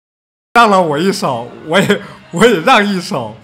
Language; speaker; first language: Chinese; native; Chinese